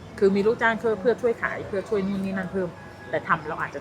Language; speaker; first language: Thai; native; Thai